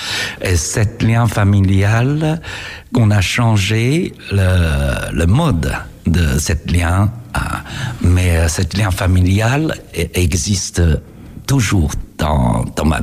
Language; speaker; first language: French; non-native, fluent; Chinese